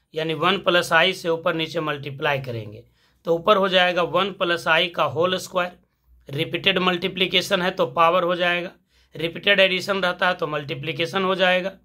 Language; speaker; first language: Hindi; native; Hindi